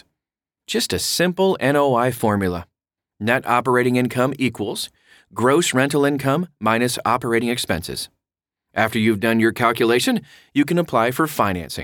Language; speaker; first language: English; native; English